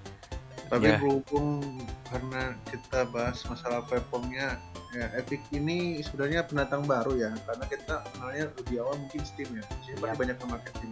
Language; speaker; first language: Indonesian; native; Indonesian